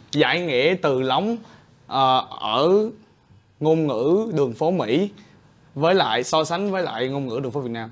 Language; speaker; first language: Vietnamese; native; Vietnamese